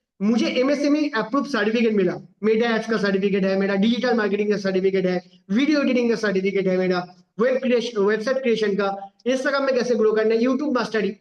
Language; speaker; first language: Hindi; non-native, local second language; Bangla